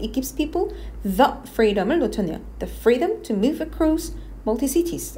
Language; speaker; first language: English; non-native, fluent; Korean